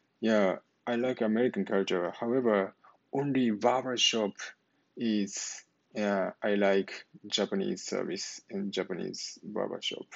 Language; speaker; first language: English; non-native, learner; Japanese